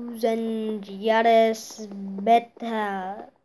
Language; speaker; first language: German; early bilingual, other home language; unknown